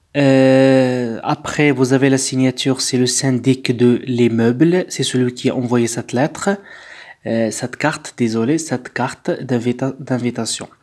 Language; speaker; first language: French; non-native, local second language; Arabic